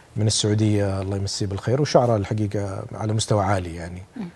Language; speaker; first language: Arabic; non-native, local second language; Urdu